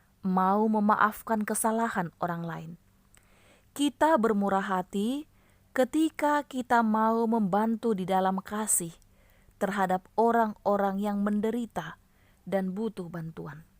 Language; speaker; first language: Malay; native; Malay